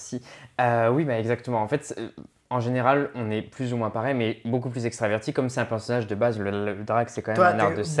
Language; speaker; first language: French; native; French